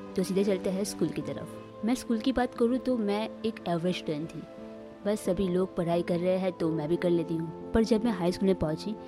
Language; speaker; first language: Hindi; non-native, local second language; Marathi